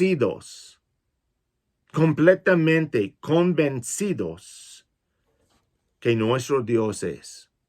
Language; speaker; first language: Spanish; non-native, fluent; English